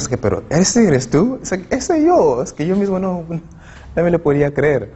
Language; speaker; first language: Spanish; non-native, fluent; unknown